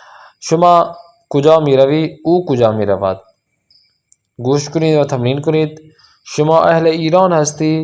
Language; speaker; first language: Persian; non-native, fluent; Urdu